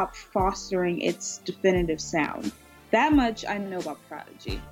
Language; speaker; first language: English; native; English